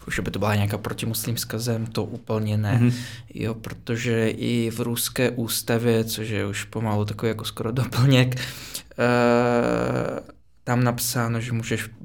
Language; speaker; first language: Czech; non-native, fluent; Russian